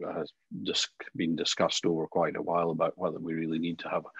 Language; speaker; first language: English; native; English